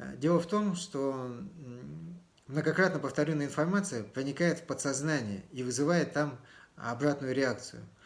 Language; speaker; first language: Russian; native; Russian